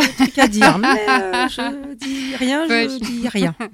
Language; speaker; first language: Portuguese; early bilingual, heritage; Portuguese